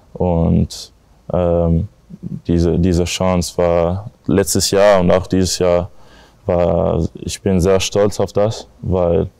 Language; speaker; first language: German; non-native, learner; English